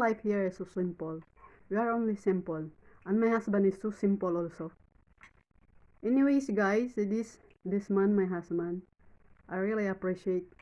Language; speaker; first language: English; non-native, local second language; Filipino